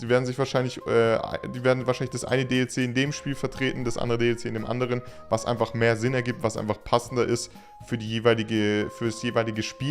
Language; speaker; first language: German; native; German